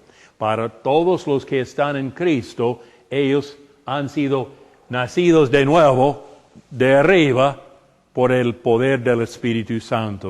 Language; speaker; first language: Spanish; non-native, fluent; English